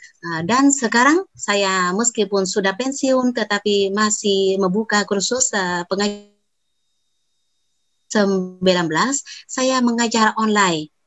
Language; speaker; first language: Indonesian; non-native, fluent; Vietnamese